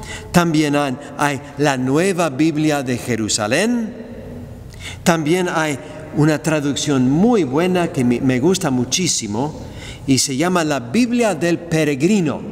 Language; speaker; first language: Spanish; non-native, fluent; English